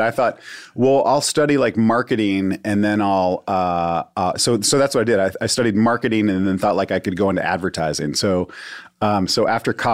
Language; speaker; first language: English; native; English